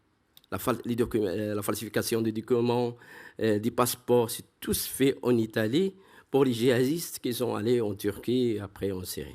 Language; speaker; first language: French; non-native, fluent; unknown